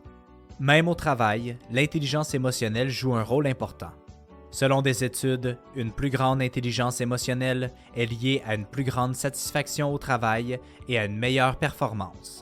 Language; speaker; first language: French; native; French